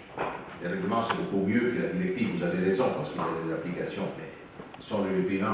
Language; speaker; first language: French; non-native, fluent; Italian